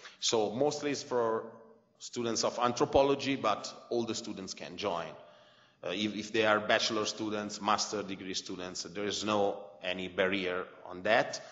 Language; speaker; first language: English; non-native, fluent; Italian